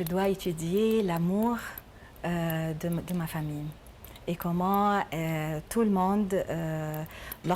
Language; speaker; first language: French; non-native, learner; Arabic